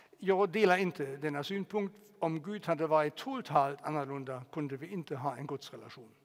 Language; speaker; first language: Swedish; non-native, fluent; German